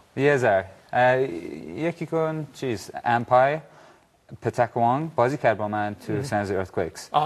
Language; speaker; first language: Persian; early bilingual, heritage; Persian